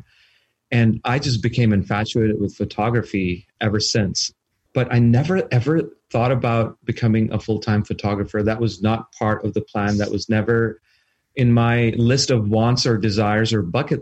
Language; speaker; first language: English; non-native, local second language; Urdu